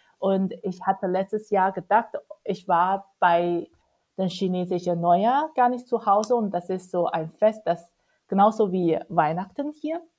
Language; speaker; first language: German; non-native, fluent; Chinese